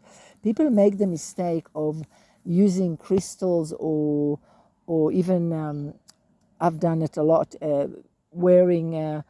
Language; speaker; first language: English; native; English